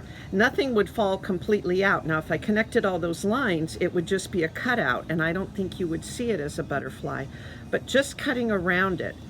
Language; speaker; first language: English; native; English